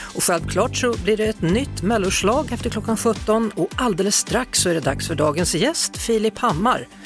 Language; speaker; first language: Swedish; native; Swedish